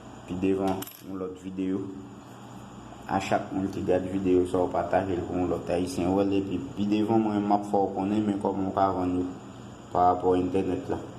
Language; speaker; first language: French; non-native, learner; Haitian Creole